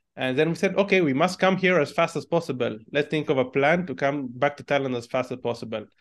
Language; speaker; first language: English; non-native, fluent; Hebrew